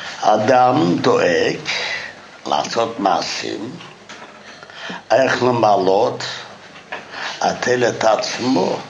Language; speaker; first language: Hebrew; non-native, fluent; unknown